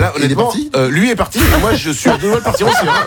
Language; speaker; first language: French; native; French